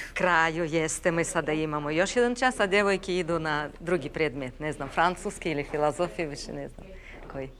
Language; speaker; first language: Serbian; non-native, fluent; Russian